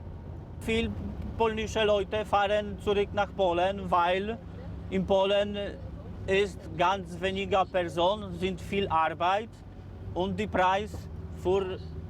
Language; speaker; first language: German; non-native, learner; Polish